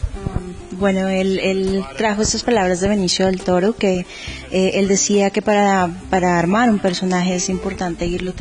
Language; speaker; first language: Spanish; native; Spanish